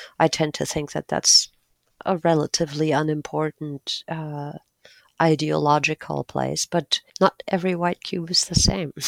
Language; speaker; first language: English; non-native, fluent; German